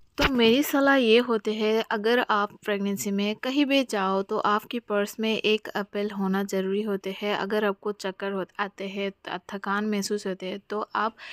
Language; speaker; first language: Hindi; non-native, local second language; Bangla